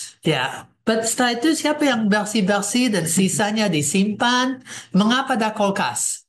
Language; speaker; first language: Indonesian; non-native, fluent; English